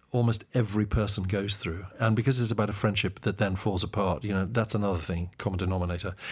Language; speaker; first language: English; native; English